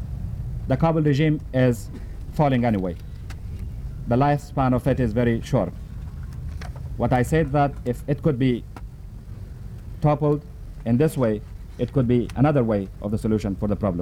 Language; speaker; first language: English; non-native, fluent; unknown